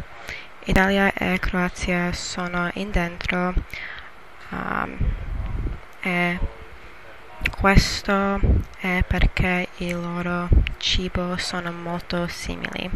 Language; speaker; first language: Italian; non-native, learner; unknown